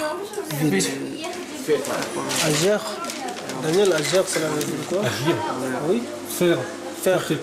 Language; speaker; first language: French; non-native, learner; Chinese